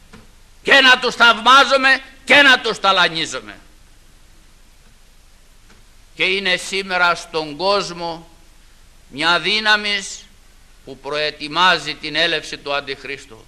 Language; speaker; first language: Greek; native; Greek